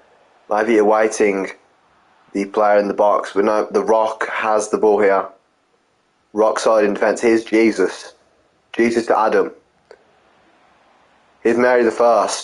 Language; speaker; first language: English; native; English